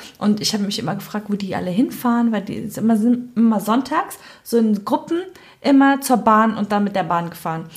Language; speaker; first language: German; native; German